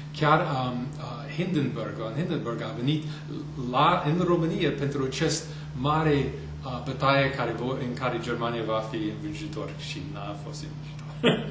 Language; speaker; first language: Romanian; non-native, fluent; English